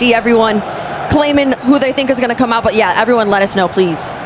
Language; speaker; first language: English; native; English